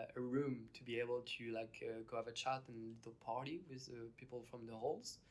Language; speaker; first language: English; non-native, fluent; French